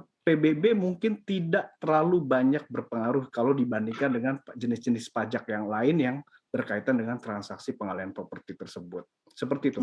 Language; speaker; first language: Indonesian; native; Indonesian